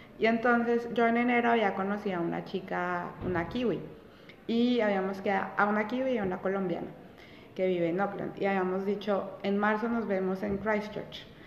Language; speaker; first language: Spanish; early bilingual, heritage; Spanish